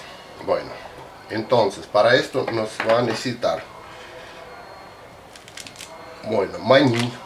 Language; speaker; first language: Spanish; non-native, fluent; Russian